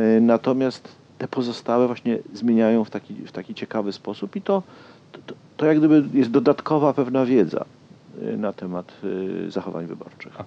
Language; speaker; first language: Polish; native; Polish